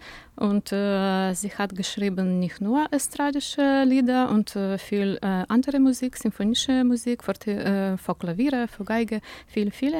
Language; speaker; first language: German; non-native, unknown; Ukrainian